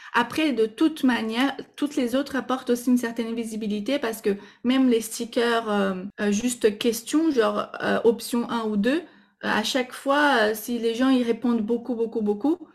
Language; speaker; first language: French; non-native, fluent; Portuguese